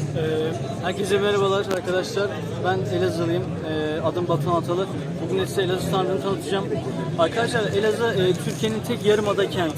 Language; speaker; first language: Turkish; native; Turkish